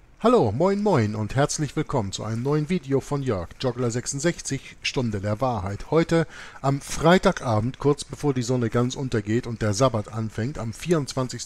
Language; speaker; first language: German; native; German